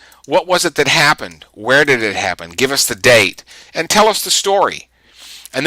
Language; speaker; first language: English; native; English